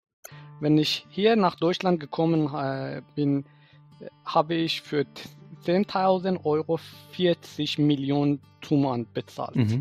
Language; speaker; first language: German; non-native, fluent; Persian